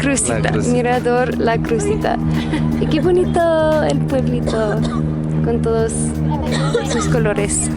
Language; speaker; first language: Spanish; non-native, fluent; English